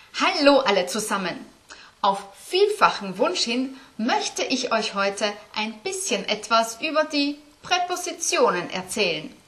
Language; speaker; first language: German; native; German